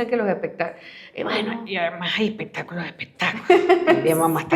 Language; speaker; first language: Spanish; native; Spanish